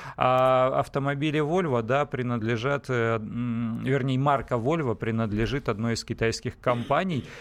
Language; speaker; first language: Russian; native; Russian